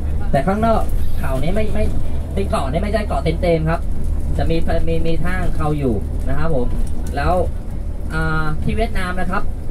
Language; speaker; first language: Thai; non-native, fluent; Vietnamese